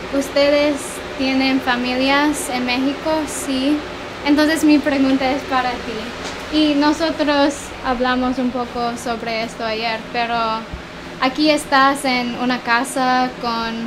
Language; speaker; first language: Spanish; non-native, fluent; English